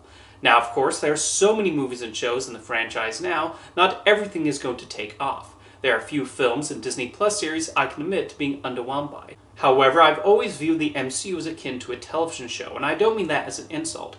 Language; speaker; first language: English; native; English